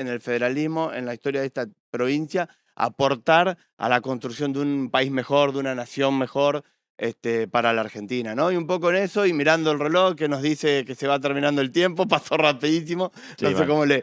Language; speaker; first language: Spanish; native; Spanish